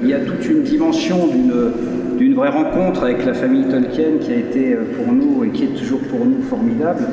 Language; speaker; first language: French; native; French